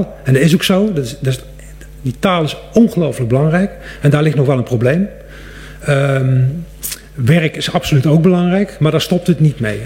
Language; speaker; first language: Dutch; native; Dutch